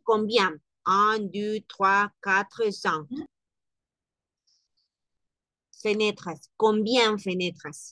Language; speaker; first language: French; non-native, learner; Spanish